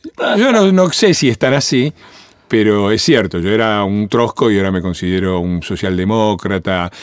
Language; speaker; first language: Spanish; native; Spanish